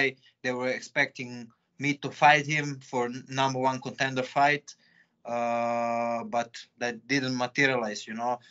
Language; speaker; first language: English; non-native, fluent; Serbian